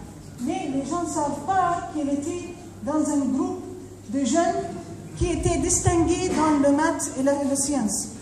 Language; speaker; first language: French; non-native, fluent; Arabic